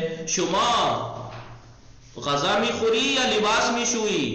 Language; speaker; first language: Persian; non-native, fluent; Urdu